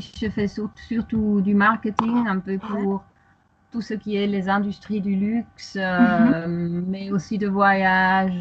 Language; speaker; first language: French; non-native, fluent; German